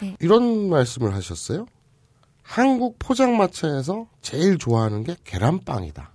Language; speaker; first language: Korean; native; Korean